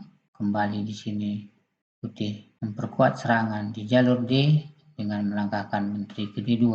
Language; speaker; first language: Indonesian; native; Indonesian